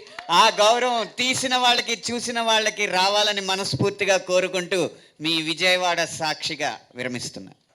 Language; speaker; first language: Telugu; native; Telugu